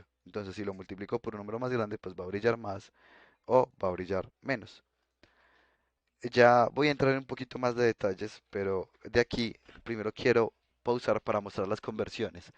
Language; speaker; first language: Spanish; native; Spanish